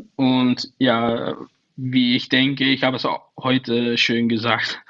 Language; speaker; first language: German; non-native, learner; Dutch